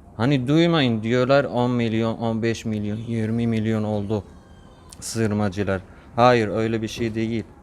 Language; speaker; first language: Turkish; non-native, fluent; Arabic